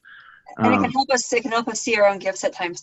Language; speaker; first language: English; native; English